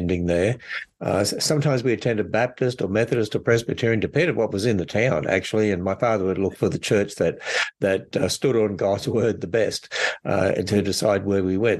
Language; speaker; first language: English; native; English